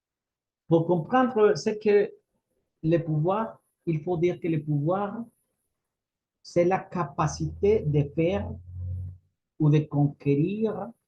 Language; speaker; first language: French; non-native, fluent; Spanish